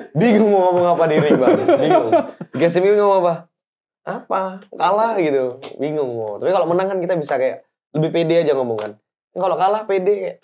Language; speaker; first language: Indonesian; native; Indonesian